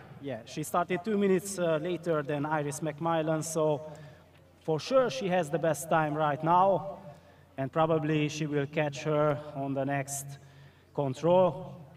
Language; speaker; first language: English; non-native, fluent; Hungarian